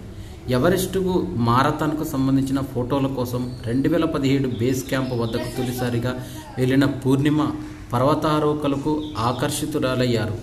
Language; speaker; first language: Telugu; native; Telugu